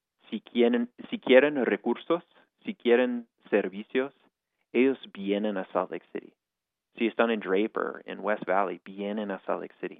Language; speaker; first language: Spanish; non-native, fluent; English